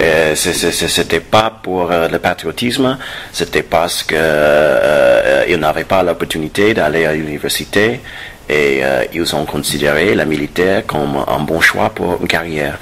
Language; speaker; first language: French; non-native, fluent; English